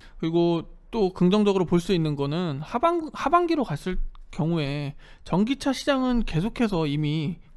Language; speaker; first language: Korean; native; Korean